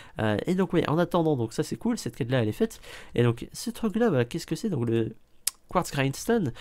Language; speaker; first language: French; native; French